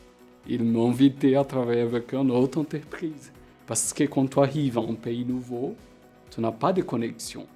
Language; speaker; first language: French; non-native, fluent; Portuguese